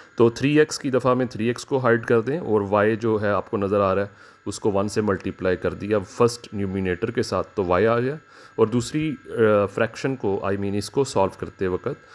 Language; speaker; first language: Urdu; native; Urdu